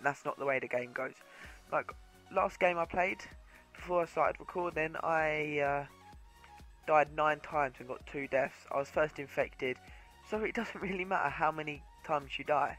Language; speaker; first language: English; native; English